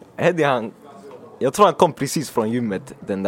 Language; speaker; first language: Swedish; early bilingual, other home language; Finnish